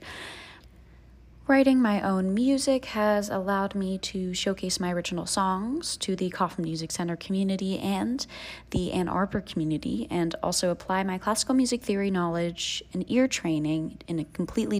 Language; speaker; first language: English; native; English